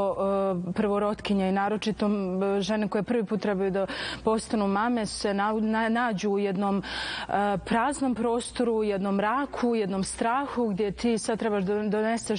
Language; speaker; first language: Serbian; native; Serbian